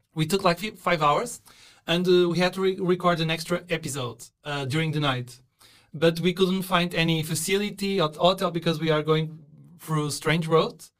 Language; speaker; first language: English; non-native, fluent; Portuguese